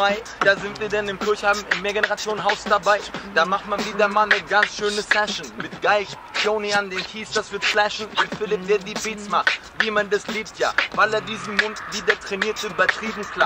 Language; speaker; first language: German; native; German